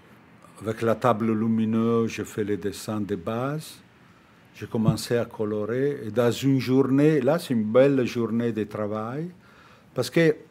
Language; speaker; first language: French; non-native, fluent; Italian